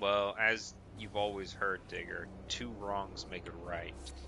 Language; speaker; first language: English; native; English